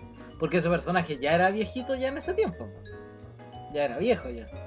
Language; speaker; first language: Spanish; native; Spanish